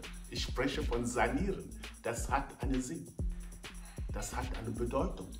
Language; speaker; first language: German; non-native, fluent; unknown